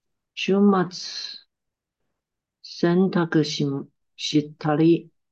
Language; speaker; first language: Japanese; non-native, learner; Chinese